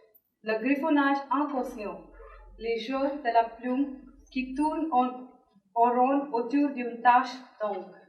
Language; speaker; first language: French; non-native, learner; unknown